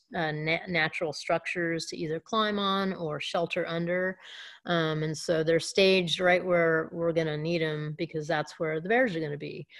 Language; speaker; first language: English; native; English